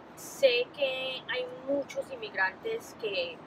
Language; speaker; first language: Spanish; early bilingual, heritage; Spanish